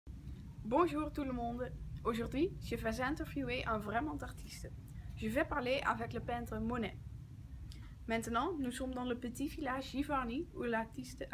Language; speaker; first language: French; non-native, learner; Dutch